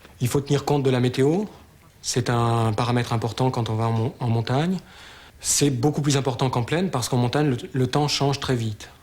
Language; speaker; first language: French; native; French